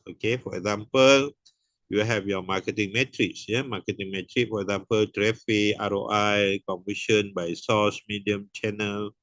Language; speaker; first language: English; non-native, local second language; Malay